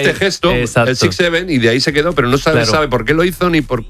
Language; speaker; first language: Spanish; native; Spanish